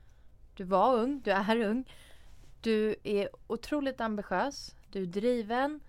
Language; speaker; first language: Swedish; early bilingual, other home language; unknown